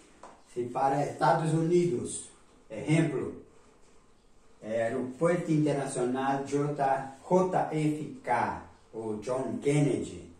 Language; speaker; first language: Spanish; non-native, learner; Portuguese